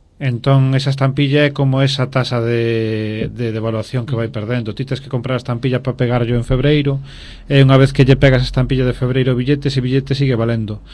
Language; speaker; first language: Galician; non-native, local second language; Spanish